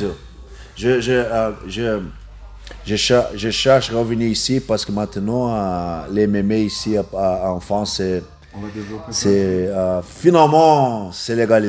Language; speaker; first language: French; non-native, learner; Portuguese